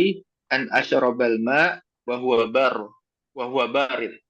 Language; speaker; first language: Arabic; non-native, learner; Indonesian